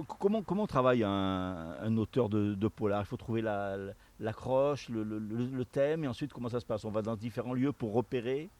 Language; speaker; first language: French; native; French